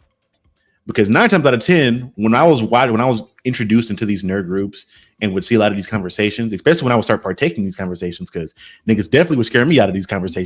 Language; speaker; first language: English; native; English